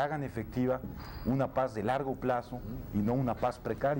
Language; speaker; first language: Spanish; native; Spanish